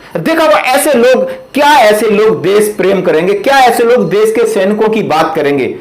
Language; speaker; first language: Hindi; native; Hindi